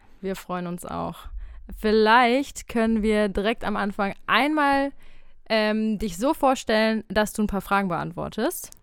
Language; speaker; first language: German; native; German